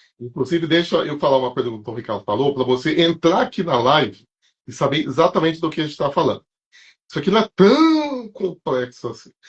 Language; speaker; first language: Portuguese; native; Portuguese